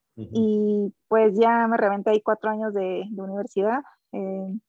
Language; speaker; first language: Spanish; native; Spanish